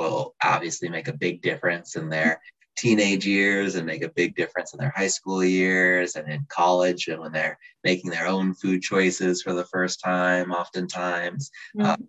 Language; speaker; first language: English; native; English